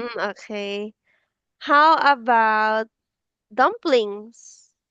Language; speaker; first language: English; non-native, fluent; Filipino